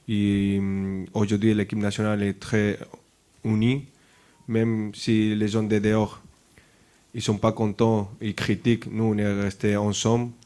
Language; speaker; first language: French; non-native, fluent; Spanish